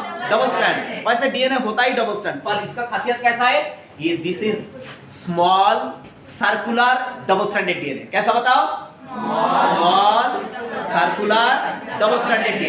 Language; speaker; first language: Hindi; non-native, local second language; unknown